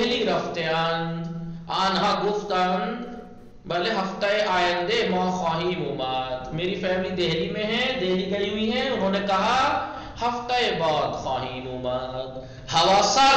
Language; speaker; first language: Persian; non-native, fluent; Urdu